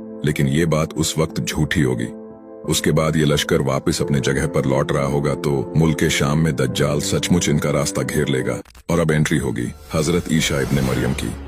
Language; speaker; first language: Hindi; native; Hindi